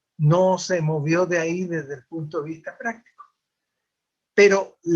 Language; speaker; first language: Spanish; native; Spanish